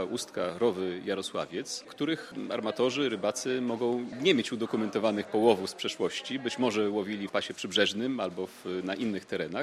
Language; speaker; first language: Polish; native; Polish